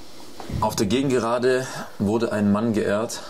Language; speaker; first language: German; native; German